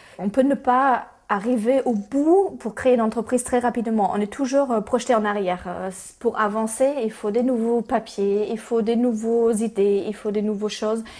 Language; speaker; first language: French; non-native, fluent; German